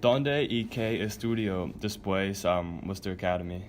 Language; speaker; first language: Spanish; non-native, learner; English